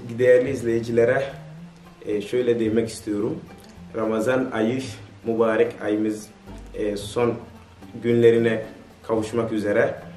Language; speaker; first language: Turkish; non-native, fluent; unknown